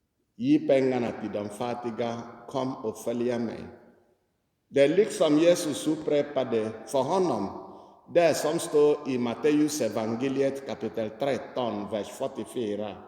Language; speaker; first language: Swedish; non-native, fluent; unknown